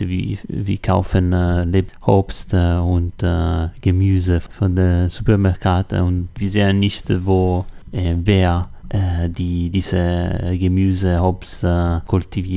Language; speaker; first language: German; non-native, learner; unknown